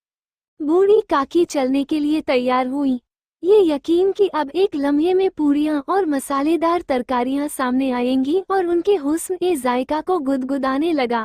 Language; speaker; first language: Hindi; native; Hindi